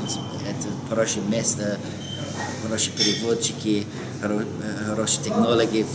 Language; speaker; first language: Russian; non-native, fluent; English